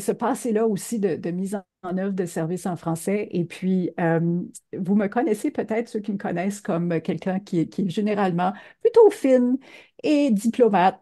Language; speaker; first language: French; native; French